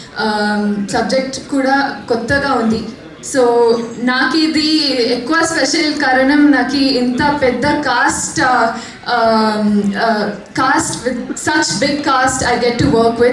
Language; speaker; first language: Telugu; non-native, learner; Kannada